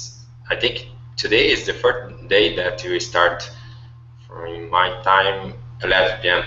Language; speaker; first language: English; non-native, learner; Portuguese